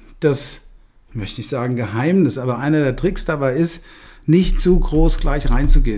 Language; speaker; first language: German; native; German